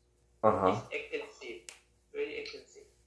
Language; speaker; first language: English; non-native, learner; Thai